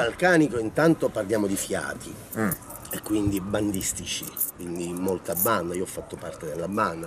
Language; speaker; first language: Italian; native; Italian